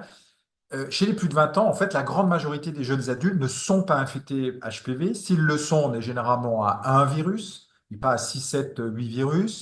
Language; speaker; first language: French; native; French